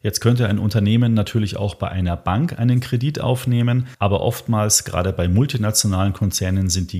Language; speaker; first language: German; native; German